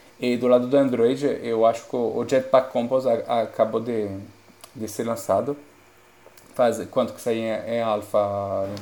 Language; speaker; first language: Portuguese; non-native, fluent; French